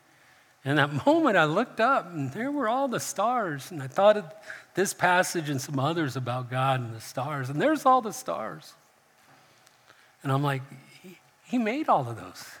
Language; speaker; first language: English; native; English